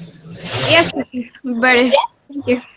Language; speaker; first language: English; non-native, learner; Spanish